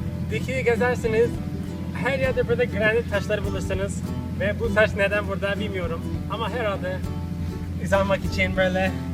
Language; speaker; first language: Turkish; non-native, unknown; English